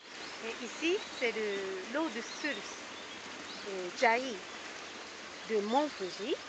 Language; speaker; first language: French; non-native, learner; Japanese